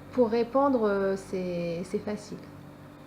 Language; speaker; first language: French; native; French